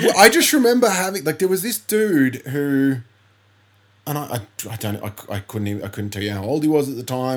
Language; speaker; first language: English; native; English